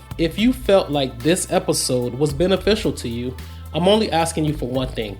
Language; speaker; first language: English; native; English